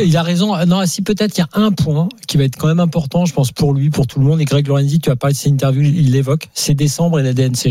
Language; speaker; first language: French; native; French